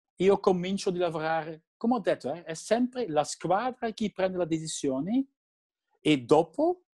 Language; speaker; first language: Italian; non-native, learner; Dutch